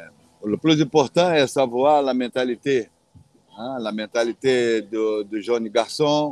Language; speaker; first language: French; non-native, fluent; Portuguese